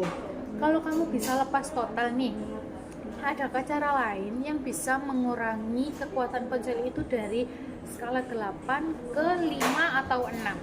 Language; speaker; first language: Indonesian; native; Indonesian